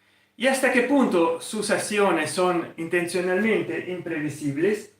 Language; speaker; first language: Spanish; non-native, fluent; Italian